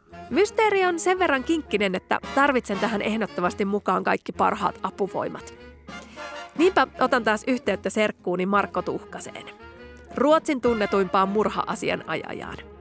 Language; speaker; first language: Finnish; native; Finnish